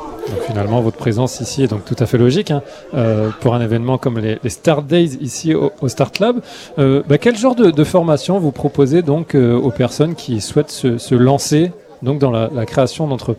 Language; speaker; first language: French; native; French